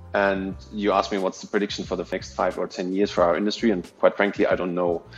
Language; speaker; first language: English; non-native, fluent; German